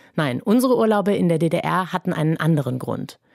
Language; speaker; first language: German; native; German